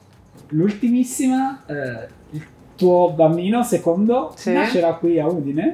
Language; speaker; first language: Italian; native; Italian